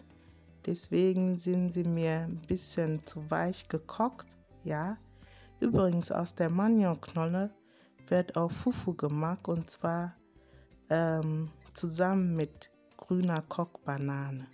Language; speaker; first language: German; non-native, fluent; Akan